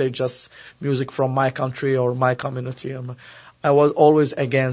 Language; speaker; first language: English; non-native, learner; Arabic